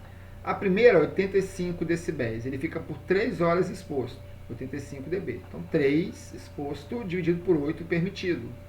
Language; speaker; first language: Portuguese; native; Portuguese